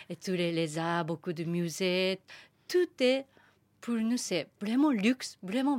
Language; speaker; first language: French; non-native, learner; Japanese